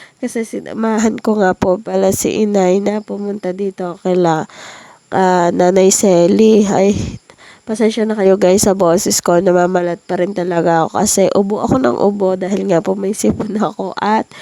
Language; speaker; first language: Filipino; native; Filipino